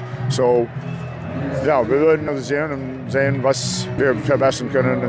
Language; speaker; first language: German; non-native, fluent; English